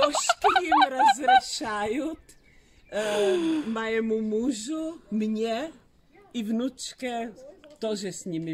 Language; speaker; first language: Russian; early bilingual, heritage; Czech